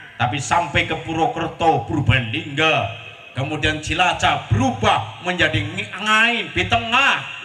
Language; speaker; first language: Indonesian; non-native, local second language; Javanese